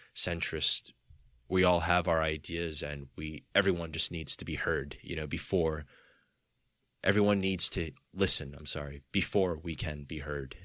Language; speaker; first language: English; early bilingual, other home language; Spanish